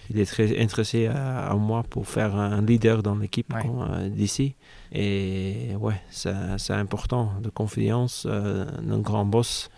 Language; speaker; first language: French; non-native, local second language; Dutch